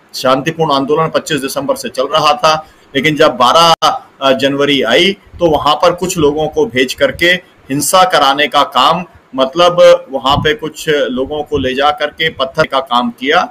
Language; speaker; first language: Hindi; native; Hindi